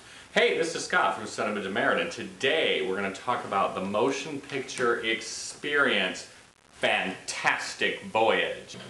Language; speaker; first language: English; native; English